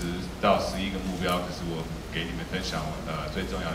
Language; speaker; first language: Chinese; early bilingual, heritage; English